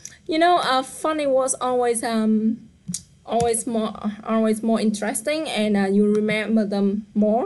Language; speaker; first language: English; non-native, fluent; Vietnamese